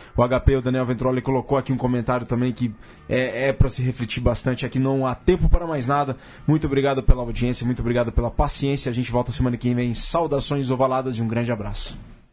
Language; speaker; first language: Portuguese; native; Portuguese